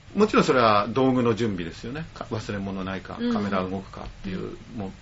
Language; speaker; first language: Japanese; native; Japanese